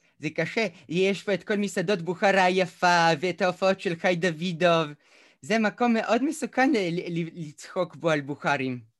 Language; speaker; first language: Hebrew; early bilingual, other home language; Russian